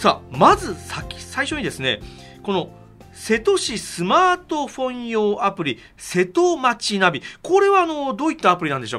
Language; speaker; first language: Japanese; native; Japanese